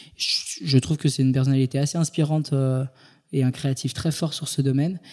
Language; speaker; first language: French; native; French